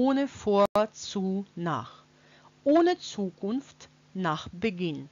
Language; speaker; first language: German; non-native, fluent; Russian